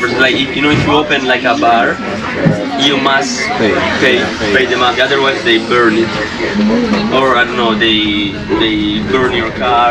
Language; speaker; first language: English; non-native, fluent; Italian